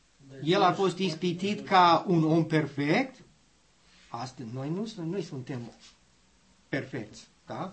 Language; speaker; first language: Romanian; non-native, learner; English